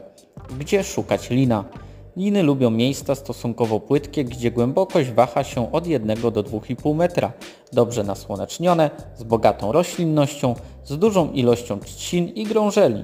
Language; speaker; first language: Polish; native; Polish